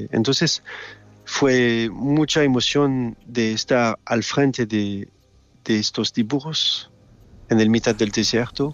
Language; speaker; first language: Spanish; non-native, learner; French